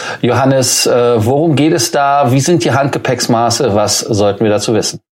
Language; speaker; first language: German; native; German